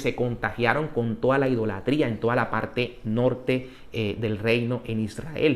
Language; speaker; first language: Spanish; native; Spanish